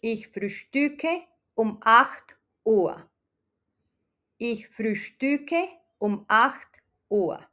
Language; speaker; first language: German; non-native, fluent; Spanish